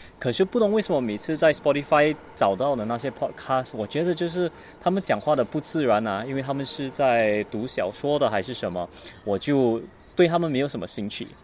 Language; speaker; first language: Chinese; non-native, learner; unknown